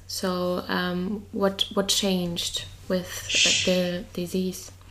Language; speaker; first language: English; non-native, fluent; German